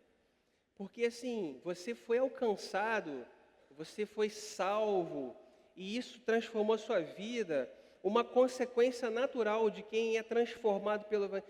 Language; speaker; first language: Portuguese; native; Portuguese